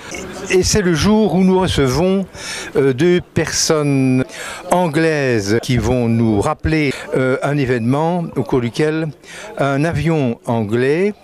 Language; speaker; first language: French; native; French